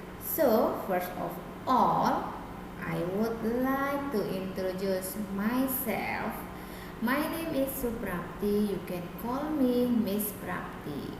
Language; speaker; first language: English; non-native, fluent; Indonesian